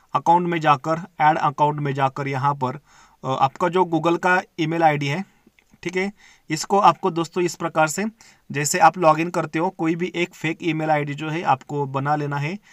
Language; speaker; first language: Hindi; non-native, local second language; Marathi